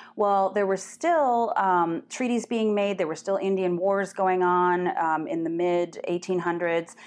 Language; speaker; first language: English; native; English